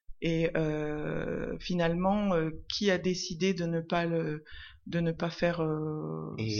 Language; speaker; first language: French; native; French